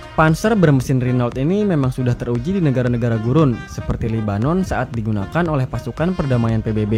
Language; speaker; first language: Indonesian; native; Indonesian